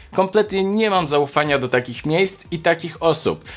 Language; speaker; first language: Polish; native; Polish